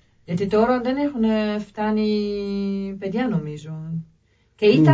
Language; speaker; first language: Greek; non-native, learner; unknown